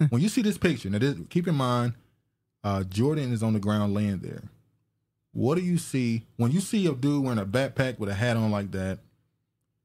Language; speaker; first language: English; native; English